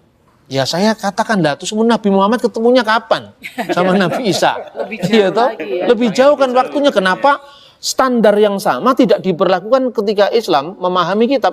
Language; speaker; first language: Indonesian; native; Indonesian